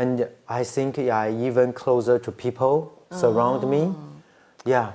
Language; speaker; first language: English; non-native, fluent; Chinese